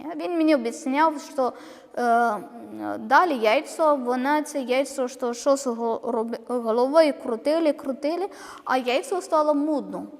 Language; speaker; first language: Ukrainian; non-native, learner; Malayalam